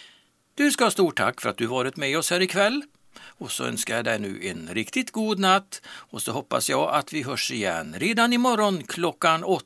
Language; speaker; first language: Swedish; native; Swedish